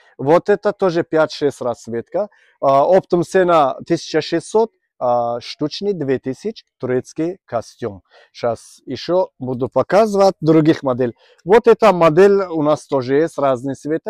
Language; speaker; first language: Russian; non-native, learner; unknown